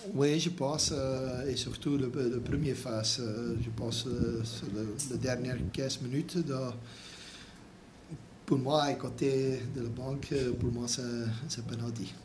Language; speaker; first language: French; non-native, local second language; Dutch